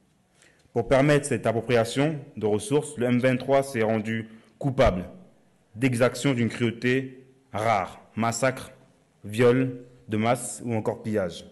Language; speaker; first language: French; native; French